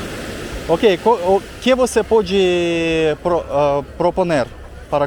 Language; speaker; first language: Portuguese; non-native, learner; Russian